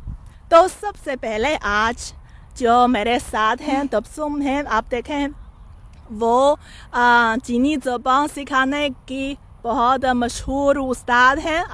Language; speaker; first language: Hindi; non-native, fluent; Chinese